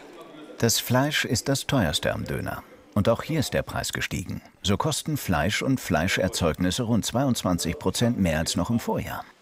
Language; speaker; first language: German; native; German